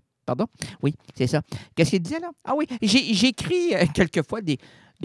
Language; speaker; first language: French; native; French